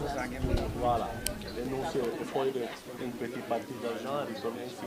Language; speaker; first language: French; non-native, learner; Italian